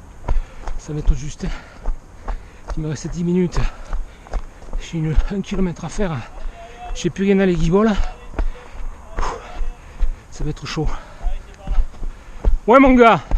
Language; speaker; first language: French; native; French